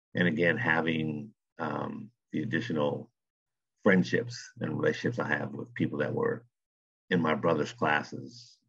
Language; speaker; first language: English; native; English